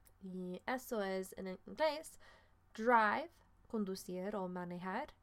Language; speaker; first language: Spanish; non-native, fluent; English